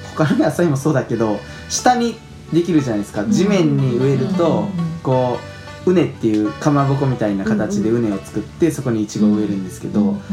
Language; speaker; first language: Japanese; native; Japanese